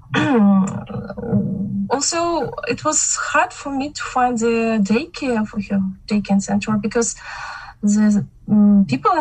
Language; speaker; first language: English; non-native, fluent; Kazakh